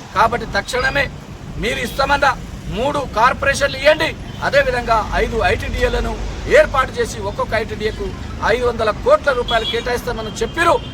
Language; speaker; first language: Telugu; non-native, local second language; Lambadi